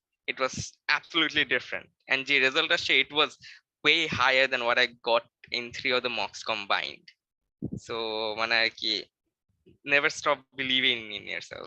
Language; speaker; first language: English; non-native, local second language; Bangla